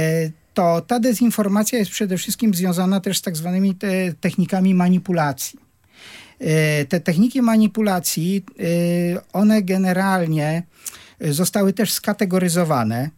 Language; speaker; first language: Polish; native; Polish